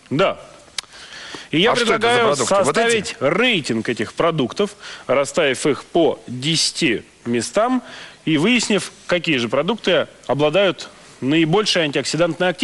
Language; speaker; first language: Russian; native; Russian